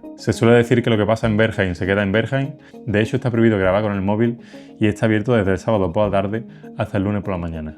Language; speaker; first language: Spanish; native; Spanish